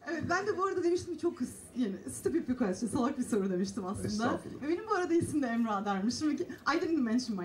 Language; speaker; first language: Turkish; native; Turkish